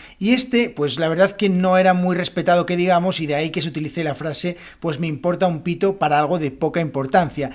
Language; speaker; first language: Spanish; native; Spanish